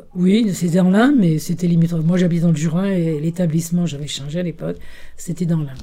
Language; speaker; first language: French; early bilingual, other home language; Italian